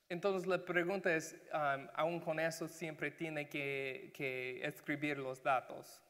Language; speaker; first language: Spanish; non-native, learner; English